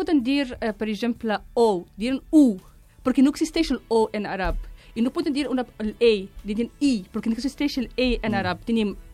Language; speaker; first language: Catalan; non-native, fluent; Arabic